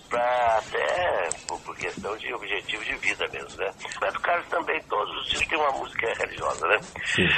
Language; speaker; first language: Portuguese; native; Portuguese